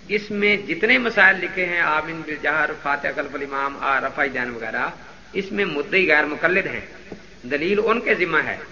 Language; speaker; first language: Urdu; non-native, local second language; Punjabi